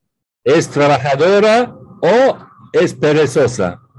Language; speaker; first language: Spanish; non-native, learner; English